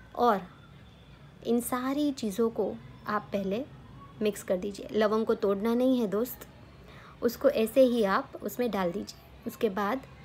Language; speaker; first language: Hindi; non-native, local second language; Gujarati